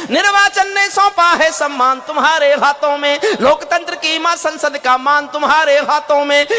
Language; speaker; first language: Hindi; native; Hindi